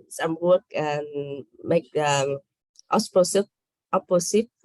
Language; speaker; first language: English; non-native, learner; Vietnamese